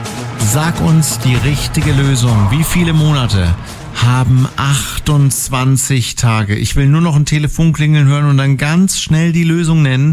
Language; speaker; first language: German; native; German